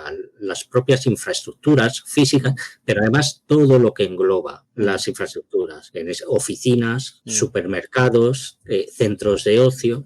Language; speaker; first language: Spanish; native; Spanish